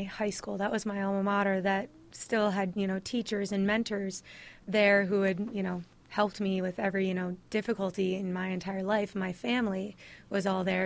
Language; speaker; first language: English; native; English